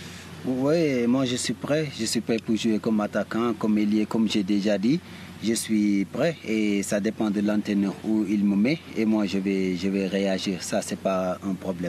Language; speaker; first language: French; early bilingual, heritage; Italian